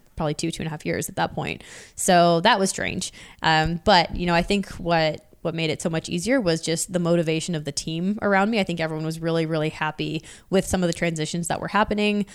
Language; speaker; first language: English; native; English